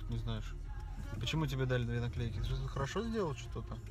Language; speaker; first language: Russian; native; Russian